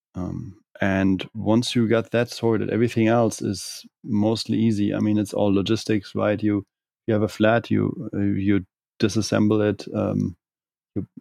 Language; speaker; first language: English; non-native, fluent; German